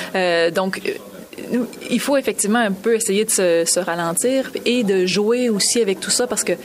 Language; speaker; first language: French; native; French